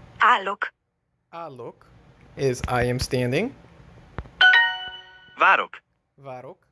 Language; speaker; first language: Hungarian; non-native, learner; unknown